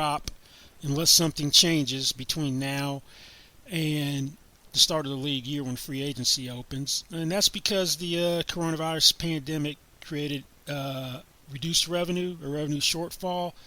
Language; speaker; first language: English; native; English